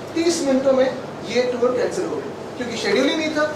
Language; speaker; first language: Hindi; non-native, local second language; Marathi